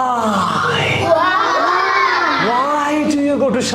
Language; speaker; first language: English; non-native, learner; Bangla